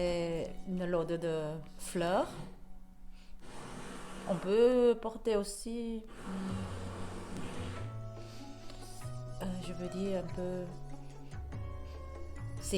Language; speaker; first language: French; non-native, learner; Chinese